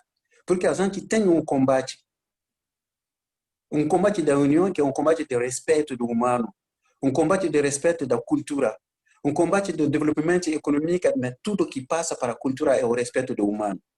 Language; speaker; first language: Portuguese; non-native, learner; Bambara